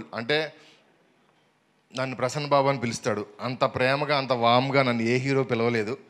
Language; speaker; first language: Telugu; native; Telugu